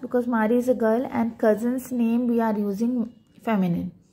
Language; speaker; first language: English; non-native, local second language; Hindi